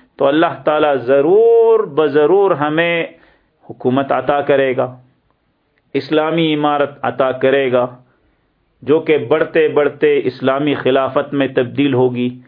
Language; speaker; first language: Urdu; native; Urdu